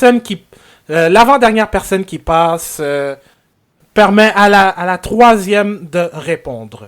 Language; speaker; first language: French; native; French